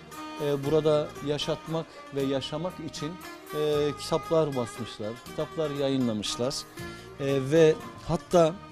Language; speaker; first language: Turkish; native; Turkish